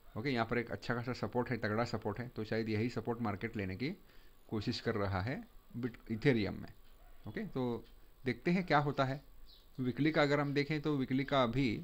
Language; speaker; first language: Hindi; non-native, local second language; Marathi